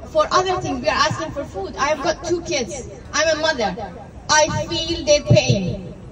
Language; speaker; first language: English; non-native, fluent; Persian